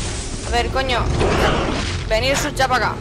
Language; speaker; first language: Spanish; native; Spanish